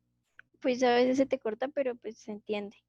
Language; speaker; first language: Spanish; native; Spanish